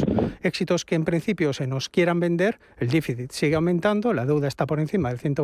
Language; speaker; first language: Spanish; native; Spanish